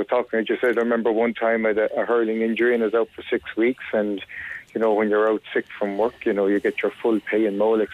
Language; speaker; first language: English; native; English